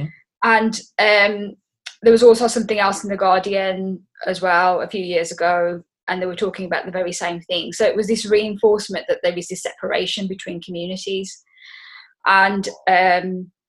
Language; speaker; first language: English; native; English